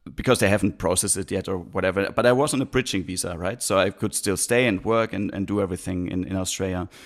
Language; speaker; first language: English; non-native, fluent; German